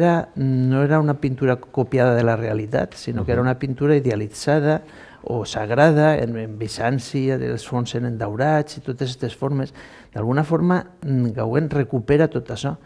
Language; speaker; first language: Catalan; native; Catalan